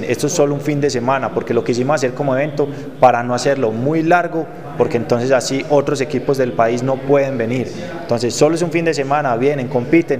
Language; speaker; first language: Spanish; native; Spanish